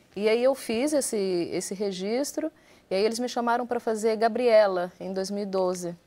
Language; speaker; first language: Portuguese; native; Portuguese